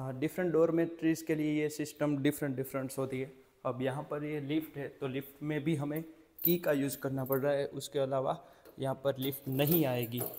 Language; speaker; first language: Hindi; non-native, local second language; Gujarati